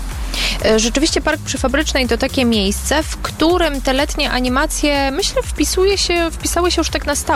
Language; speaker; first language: Polish; native; Polish